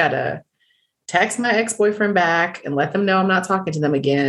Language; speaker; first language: English; native; English